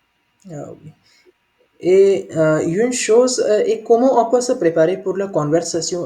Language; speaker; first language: French; non-native, learner; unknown